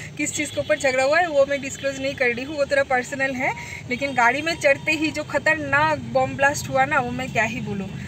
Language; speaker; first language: Hindi; non-native, local second language; Bangla